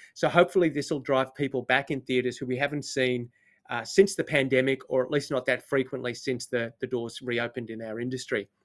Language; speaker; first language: English; native; English